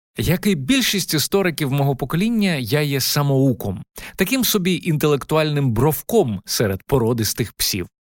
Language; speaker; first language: Ukrainian; native; Ukrainian